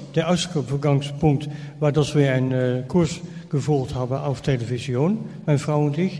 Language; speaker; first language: German; non-native, fluent; Dutch